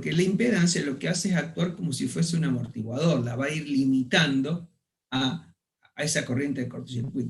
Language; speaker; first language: Spanish; native; Spanish